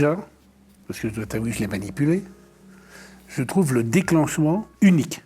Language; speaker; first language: French; native; French